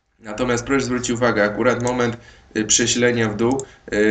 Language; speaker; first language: Polish; native; Polish